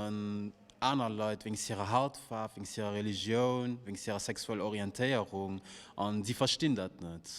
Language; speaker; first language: German; non-native, local second language; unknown